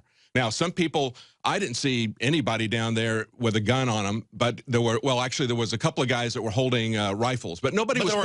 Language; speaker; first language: English; native; English